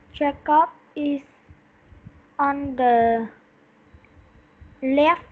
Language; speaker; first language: English; non-native, learner; Vietnamese